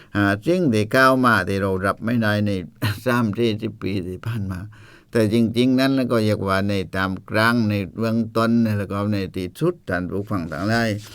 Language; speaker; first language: Thai; native; Thai